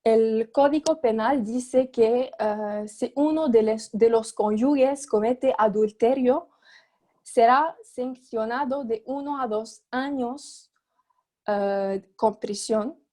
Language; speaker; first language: Spanish; non-native, fluent; Arabic